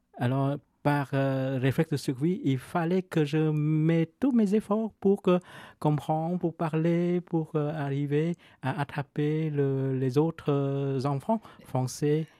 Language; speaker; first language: French; non-native, fluent; Vietnamese